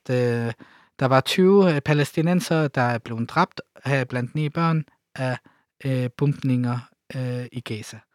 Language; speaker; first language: Danish; early bilingual, other home language; Arabic